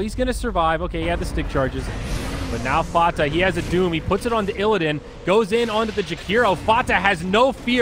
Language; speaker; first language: English; native; English